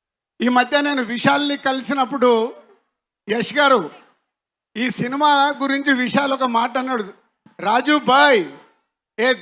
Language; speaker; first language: Telugu; native; Telugu